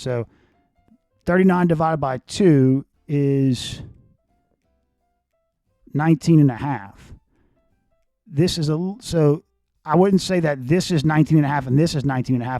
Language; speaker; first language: English; native; English